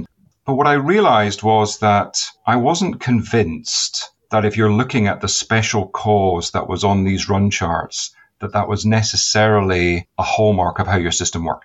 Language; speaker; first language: English; native; English